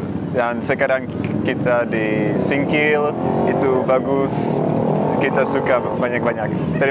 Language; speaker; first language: Indonesian; non-native, learner; Czech